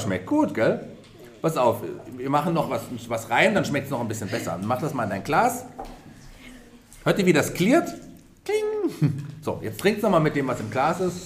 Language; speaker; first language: German; native; German